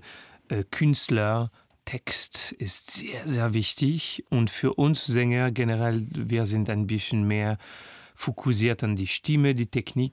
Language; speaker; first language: German; non-native, fluent; French